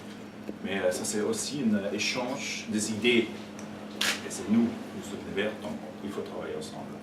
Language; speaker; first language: French; non-native, learner; German